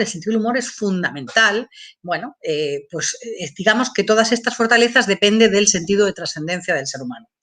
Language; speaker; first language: Spanish; native; Spanish